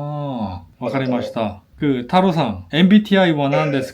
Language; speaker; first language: Japanese; non-native, learner; Korean